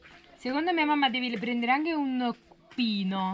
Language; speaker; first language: Italian; native; Italian